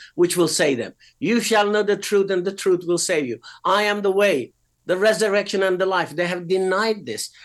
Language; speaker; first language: English; non-native, fluent; Persian